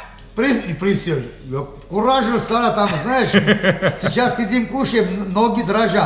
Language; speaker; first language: Russian; non-native, local second language; Armenian